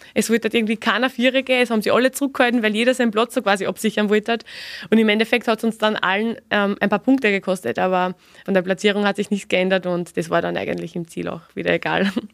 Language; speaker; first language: German; native; German